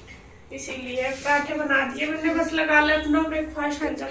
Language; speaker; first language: Hindi; native; Hindi